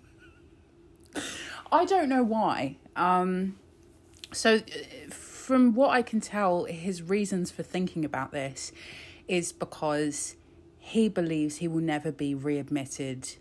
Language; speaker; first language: English; native; English